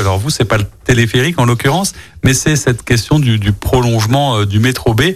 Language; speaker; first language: French; native; French